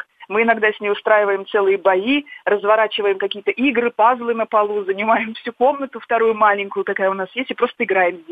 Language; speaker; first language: Russian; native; Russian